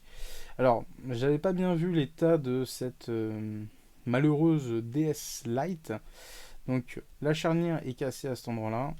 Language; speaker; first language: French; native; French